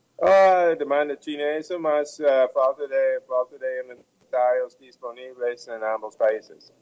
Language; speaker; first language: Portuguese; non-native, fluent; English